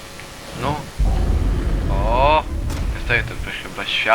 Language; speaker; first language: Latvian; native; Latvian